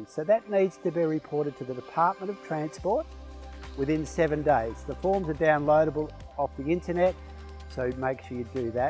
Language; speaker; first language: English; native; English